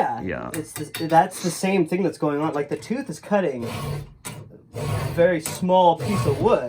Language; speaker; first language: English; native; English